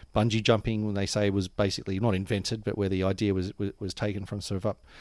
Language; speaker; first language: English; native; English